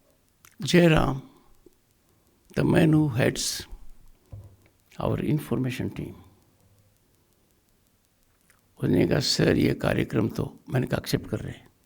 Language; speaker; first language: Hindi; native; Hindi